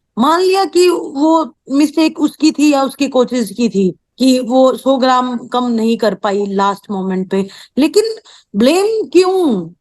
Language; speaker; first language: Hindi; native; Hindi